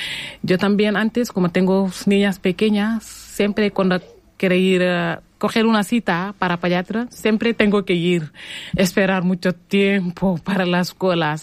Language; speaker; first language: Spanish; non-native, learner; Arabic